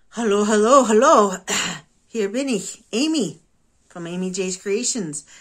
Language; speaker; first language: German; non-native, fluent; English